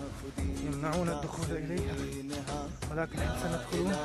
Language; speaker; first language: Arabic; native; Arabic